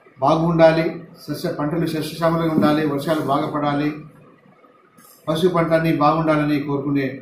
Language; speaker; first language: Telugu; non-native, local second language; Lambadi